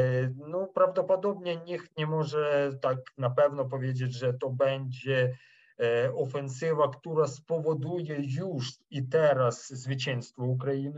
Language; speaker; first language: Polish; non-native, fluent; Ukrainian